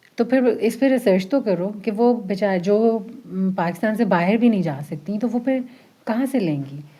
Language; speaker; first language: Urdu; early bilingual, heritage; Urdu